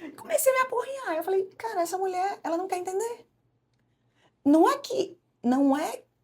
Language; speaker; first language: Portuguese; native; Portuguese